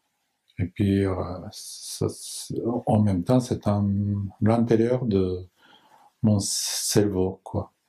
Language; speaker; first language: French; non-native, learner; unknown